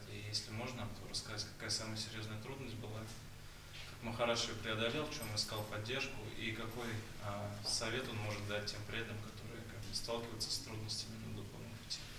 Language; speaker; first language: Russian; native; Russian